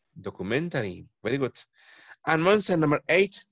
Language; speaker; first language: English; non-native, fluent; Spanish